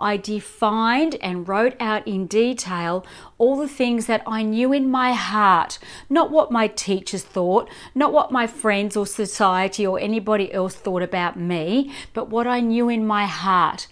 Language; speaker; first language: English; native; English